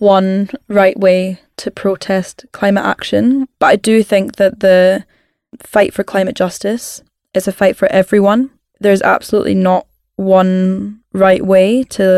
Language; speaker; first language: English; native; English